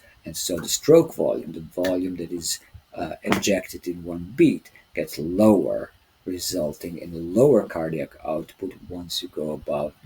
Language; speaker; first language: English; non-native, fluent; Serbian